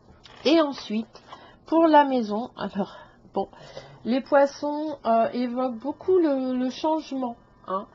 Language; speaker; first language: French; native; French